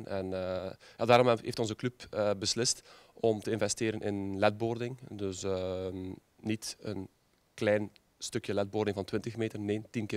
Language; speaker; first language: Dutch; native; Dutch